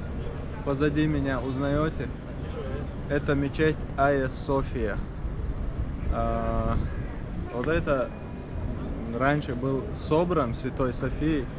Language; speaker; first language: Russian; non-native, local second language; Chechen